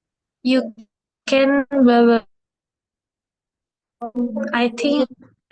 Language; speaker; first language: English; non-native, learner; Indonesian